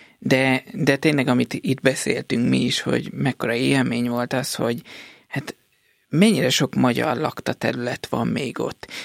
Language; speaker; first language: Hungarian; native; Hungarian